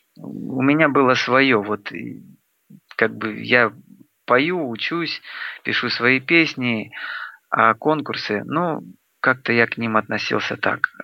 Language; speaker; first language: Russian; native; Russian